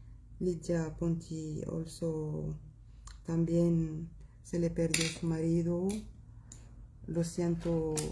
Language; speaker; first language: Spanish; non-native, local second language; Arabic